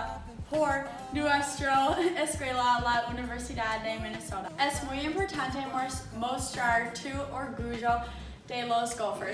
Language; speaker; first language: Spanish; non-native, learner; English